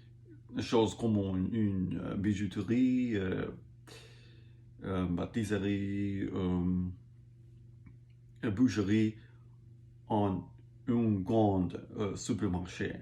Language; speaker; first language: French; non-native, learner; English